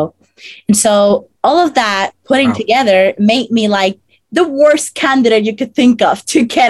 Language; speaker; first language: English; non-native, fluent; Spanish